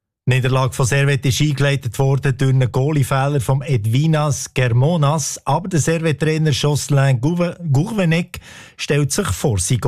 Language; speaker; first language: German; native; German